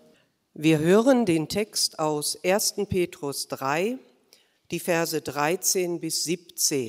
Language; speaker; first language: German; native; German